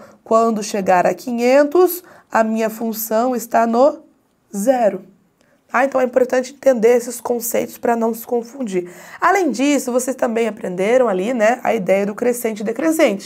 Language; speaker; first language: Portuguese; native; Portuguese